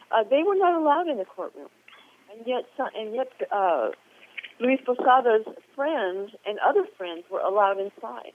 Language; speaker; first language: English; native; English